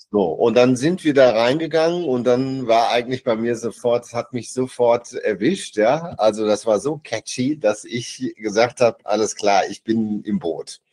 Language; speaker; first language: German; native; German